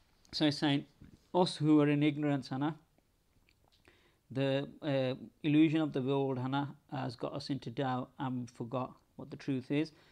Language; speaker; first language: English; early bilingual, other home language; Punjabi